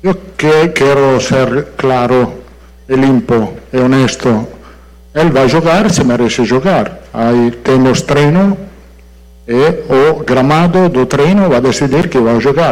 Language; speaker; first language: Portuguese; non-native, fluent; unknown